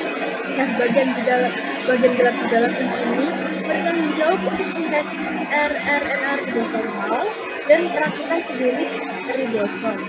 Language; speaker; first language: Indonesian; native; Indonesian